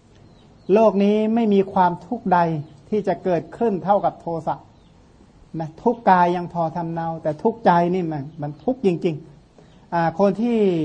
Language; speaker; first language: Thai; non-native, local second language; Khmer